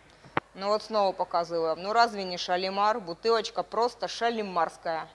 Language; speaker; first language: Russian; native; Russian